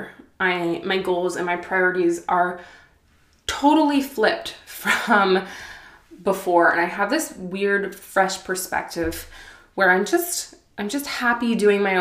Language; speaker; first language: English; native; English